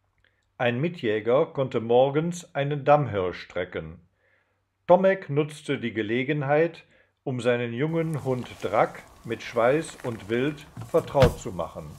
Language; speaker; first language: German; native; German